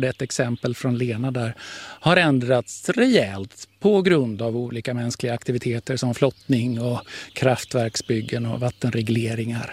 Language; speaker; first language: Swedish; native; Swedish